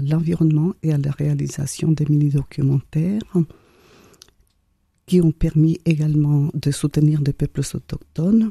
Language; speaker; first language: French; non-native, fluent; Spanish